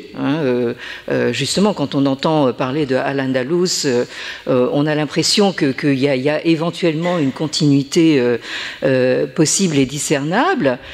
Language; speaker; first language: French; native; French